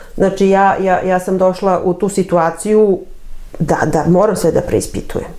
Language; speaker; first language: Serbian; native; Serbian